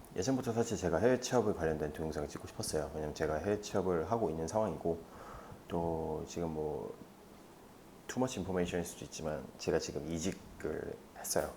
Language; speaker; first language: Korean; native; Korean